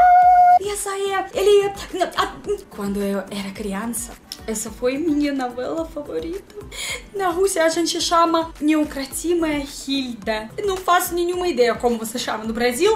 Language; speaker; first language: Portuguese; non-native, learner; Russian